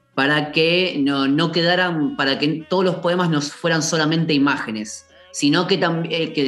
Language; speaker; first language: Spanish; native; Spanish